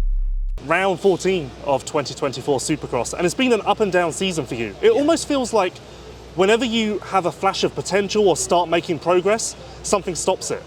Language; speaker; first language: English; native; English